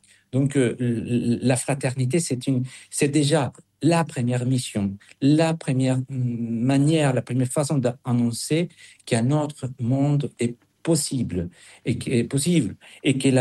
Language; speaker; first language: French; non-native, fluent; Spanish